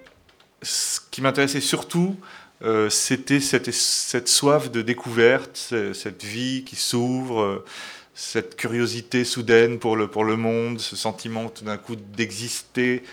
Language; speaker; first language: French; native; French